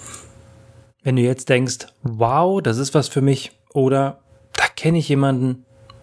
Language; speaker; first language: German; native; German